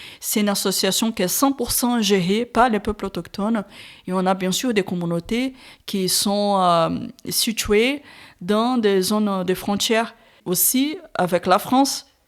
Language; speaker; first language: French; non-native, fluent; Portuguese